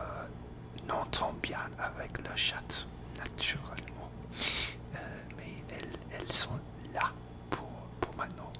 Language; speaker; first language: French; non-native, learner; English